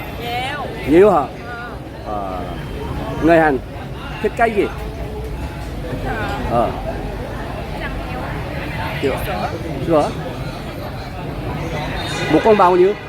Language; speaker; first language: Vietnamese; non-native, learner; Korean